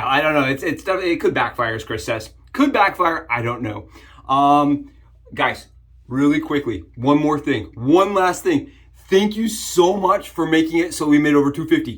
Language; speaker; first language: English; native; English